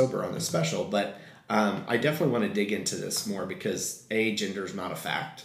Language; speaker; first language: English; native; English